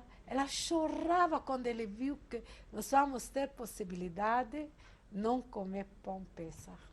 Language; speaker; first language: Portuguese; non-native, fluent; Hungarian